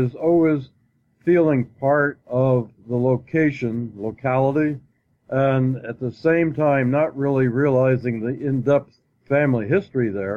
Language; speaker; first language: English; native; English